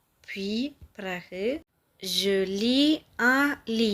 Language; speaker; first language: French; non-native, fluent; Tamil